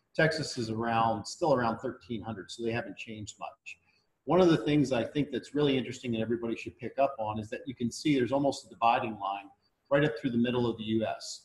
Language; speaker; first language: English; native; English